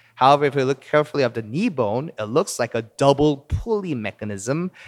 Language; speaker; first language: English; early bilingual, other home language; Korean